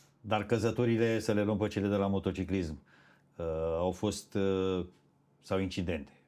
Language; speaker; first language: Romanian; native; Romanian